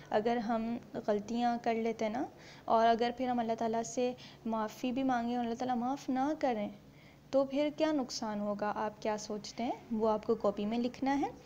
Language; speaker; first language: Urdu; native; Urdu